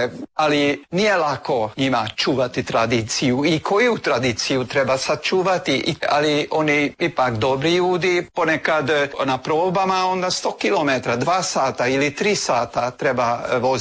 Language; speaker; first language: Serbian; early bilingual, heritage; Serbian